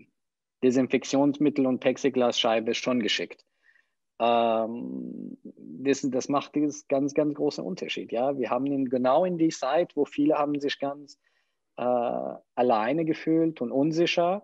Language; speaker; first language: German; non-native, fluent; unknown